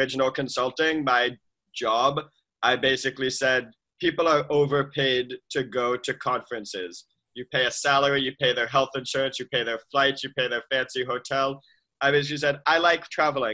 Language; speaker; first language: English; native; English